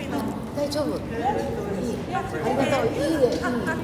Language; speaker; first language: Japanese; non-native, learner; Filipino